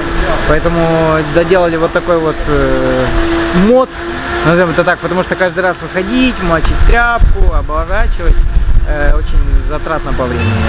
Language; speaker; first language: Russian; native; Russian